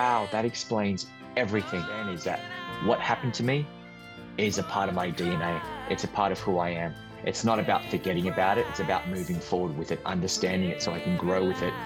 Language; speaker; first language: English; native; English